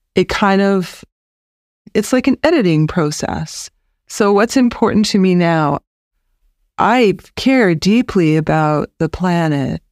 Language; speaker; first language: English; native; English